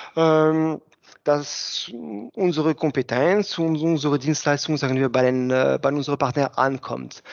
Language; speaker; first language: German; non-native, fluent; French